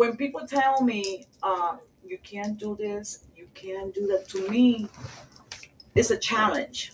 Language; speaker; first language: English; early bilingual, other home language; Spanish